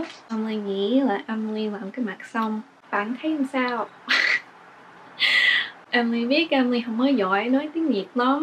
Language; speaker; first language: Vietnamese; early bilingual, heritage; English